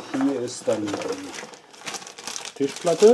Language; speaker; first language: German; native; German